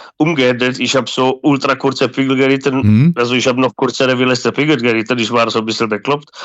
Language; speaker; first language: German; non-native, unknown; Czech